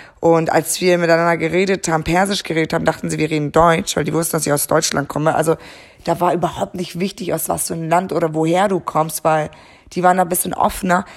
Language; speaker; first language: German; early bilingual, other home language; Persian